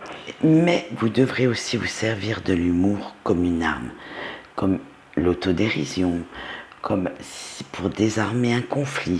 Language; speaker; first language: French; native; French